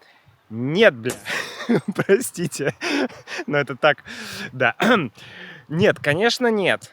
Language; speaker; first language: Russian; native; Russian